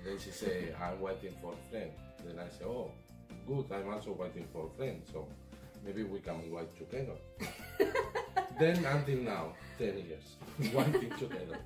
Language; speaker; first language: English; non-native, learner; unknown